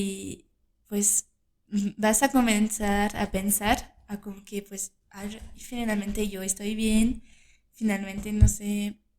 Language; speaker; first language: Spanish; non-native, fluent; French